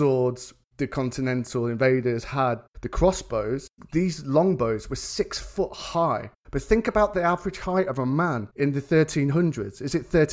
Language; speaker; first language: English; native; English